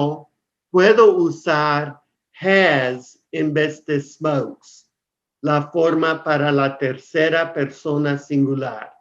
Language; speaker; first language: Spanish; non-native, fluent; English